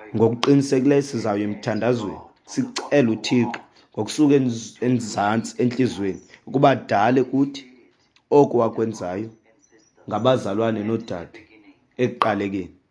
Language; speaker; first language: Xhosa; non-native, local second language; Zulu